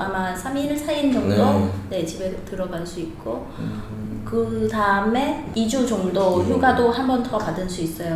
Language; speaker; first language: Korean; non-native, learner; Vietnamese